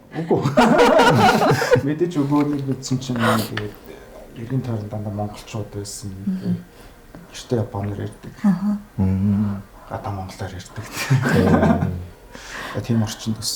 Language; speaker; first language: Mongolian; non-native, fluent; Japanese